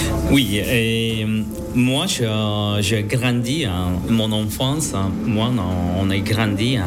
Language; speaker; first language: French; non-native, learner; Spanish